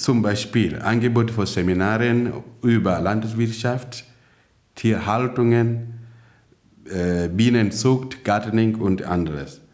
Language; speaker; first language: German; non-native, fluent; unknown